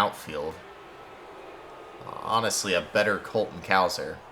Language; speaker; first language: English; native; English